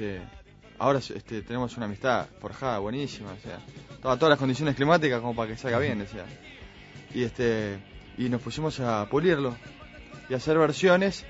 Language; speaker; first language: Spanish; native; Spanish